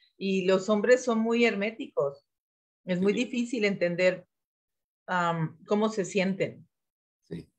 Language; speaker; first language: Spanish; native; Spanish